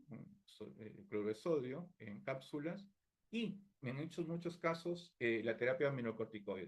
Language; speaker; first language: Spanish; native; Spanish